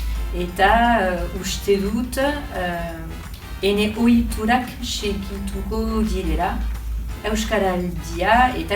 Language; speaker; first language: Basque; non-native, learner; French